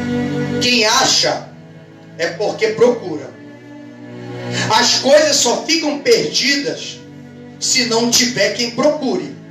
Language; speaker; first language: Portuguese; native; Portuguese